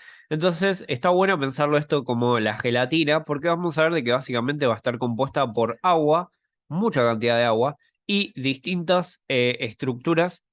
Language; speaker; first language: Spanish; native; Spanish